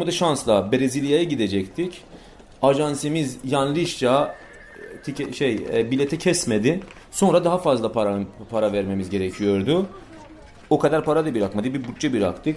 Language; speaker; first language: Turkish; non-native, fluent; Persian